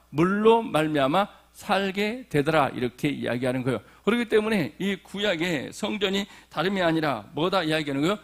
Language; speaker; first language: Korean; native; Korean